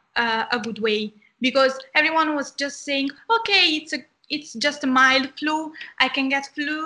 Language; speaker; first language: English; non-native, fluent; Italian